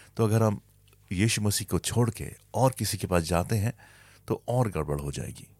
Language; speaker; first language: Hindi; native; Hindi